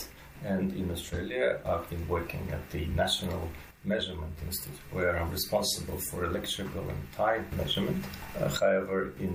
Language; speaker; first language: English; non-native, fluent; Russian